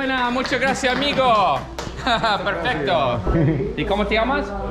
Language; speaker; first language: Spanish; non-native, learner; English